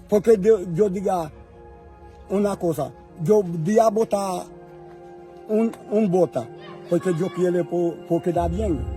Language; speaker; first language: Spanish; non-native, learner; Haitian Creole